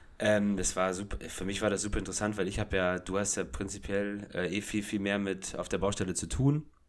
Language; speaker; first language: German; native; German